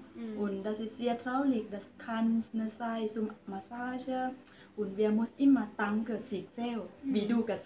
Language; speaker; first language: German; non-native, learner; Thai